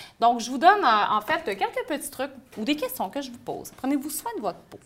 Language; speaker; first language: French; native; French